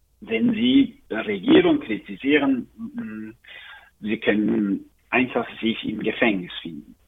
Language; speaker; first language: German; non-native, learner; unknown